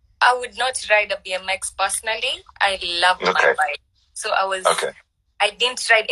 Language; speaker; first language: English; non-native, local second language; Swahili